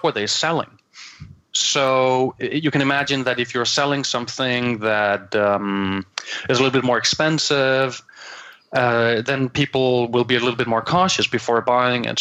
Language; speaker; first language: English; non-native, fluent; Danish